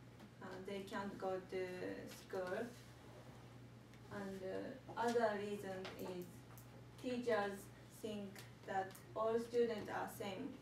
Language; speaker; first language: English; non-native, learner; Japanese